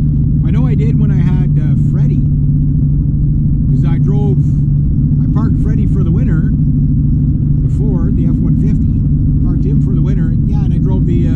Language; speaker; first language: English; native; English